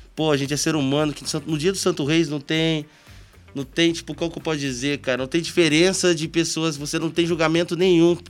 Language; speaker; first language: Portuguese; native; Portuguese